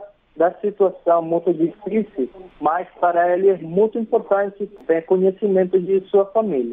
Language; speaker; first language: Portuguese; non-native, fluent; Spanish